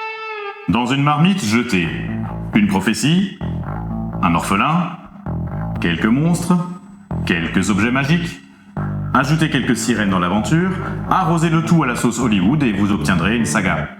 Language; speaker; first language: French; native; French